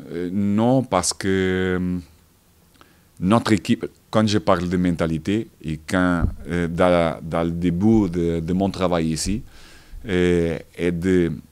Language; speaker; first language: French; non-native, fluent; Portuguese